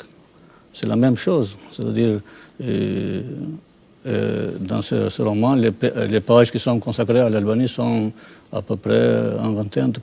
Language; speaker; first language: French; non-native, fluent; Albanian